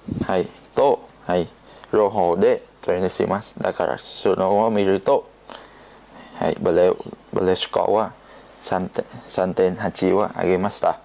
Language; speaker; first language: Japanese; non-native, learner; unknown